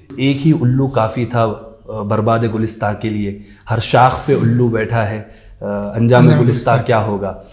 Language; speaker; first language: Urdu; native; Urdu